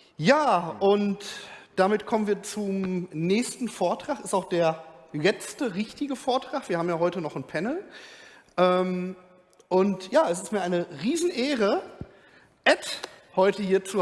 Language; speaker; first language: German; native; German